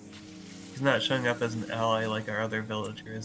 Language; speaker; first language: English; native; English